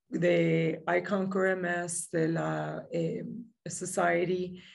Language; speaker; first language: Spanish; native; Spanish